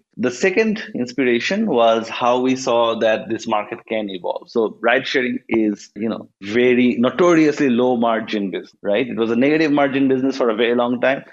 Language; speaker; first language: English; non-native, local second language; Bangla